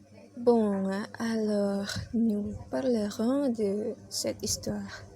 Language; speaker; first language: French; non-native, learner; Indonesian